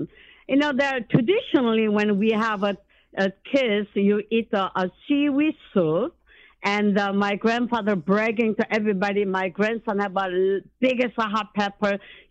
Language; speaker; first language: English; non-native, learner; Korean